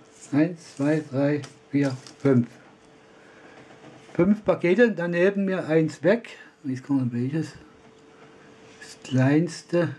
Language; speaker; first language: German; non-native, learner; Russian